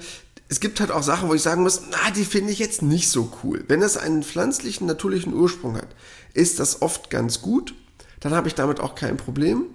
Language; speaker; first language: German; native; German